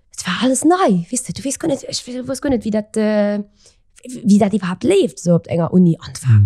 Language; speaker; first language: Luxembourgish; early bilingual, other home language; Portuguese